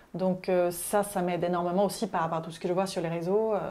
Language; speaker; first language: French; non-native, fluent; Swedish